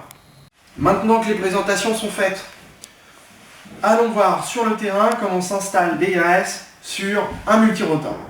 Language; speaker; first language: French; native; French